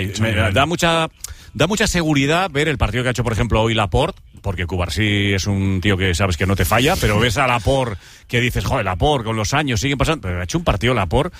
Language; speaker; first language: Spanish; native; Spanish